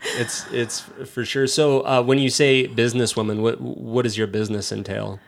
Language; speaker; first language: English; native; English